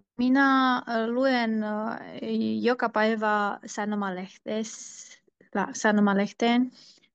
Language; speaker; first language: Finnish; non-native, learner; Turkish